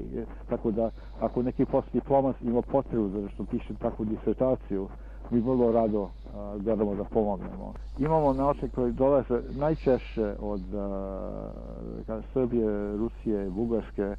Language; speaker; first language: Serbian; early bilingual, heritage; Serbian